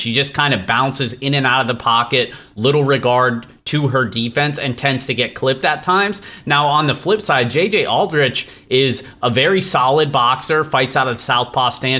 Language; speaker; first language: English; native; English